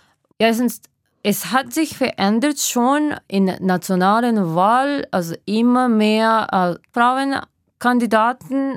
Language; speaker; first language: German; non-native, fluent; Japanese